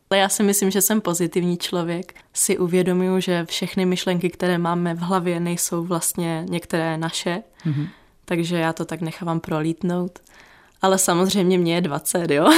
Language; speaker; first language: Czech; native; Czech